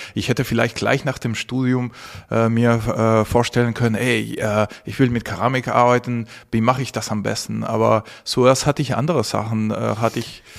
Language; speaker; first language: German; non-native, fluent; Spanish